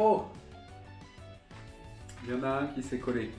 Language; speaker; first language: French; native; French